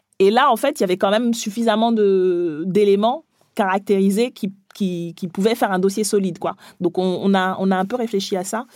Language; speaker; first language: French; early bilingual, other home language; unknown